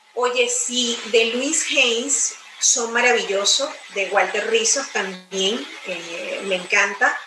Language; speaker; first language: Spanish; native; Spanish